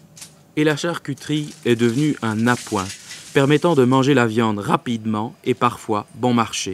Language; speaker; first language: French; native; French